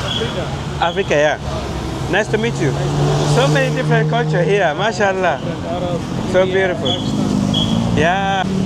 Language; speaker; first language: English; non-native, fluent; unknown